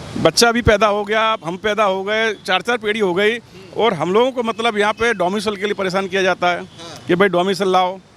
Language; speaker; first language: Hindi; native; Hindi